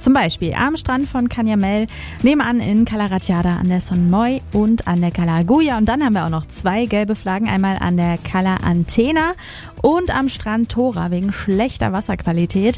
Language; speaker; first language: German; native; German